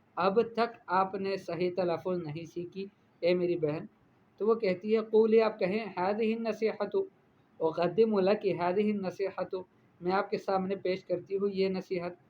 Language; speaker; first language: Urdu; native; Urdu